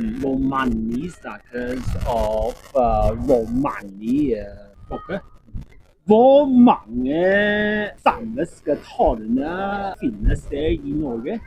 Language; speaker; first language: Norwegian; non-native, learner; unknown